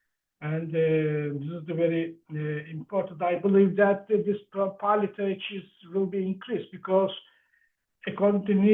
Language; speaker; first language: English; non-native, learner; Turkish